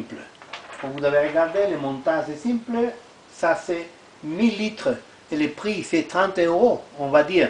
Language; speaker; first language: French; non-native, learner; Italian